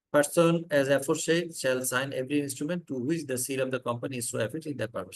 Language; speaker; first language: English; non-native, local second language; Bangla